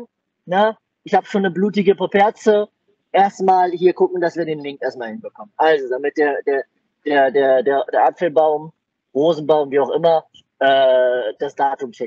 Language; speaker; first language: German; native; German